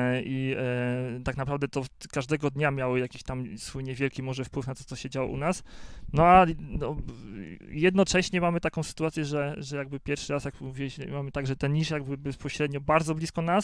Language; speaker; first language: Polish; native; Polish